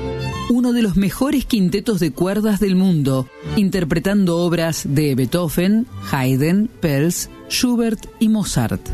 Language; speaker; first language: Spanish; native; Spanish